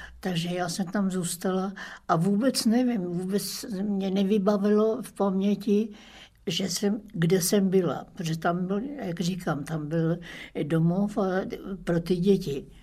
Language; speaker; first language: Czech; early bilingual, other home language; German